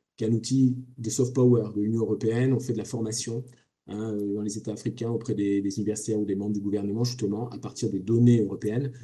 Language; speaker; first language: French; native; French